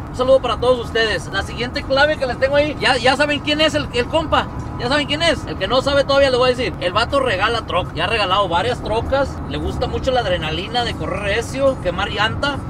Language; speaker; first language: Spanish; early bilingual, heritage; Spanish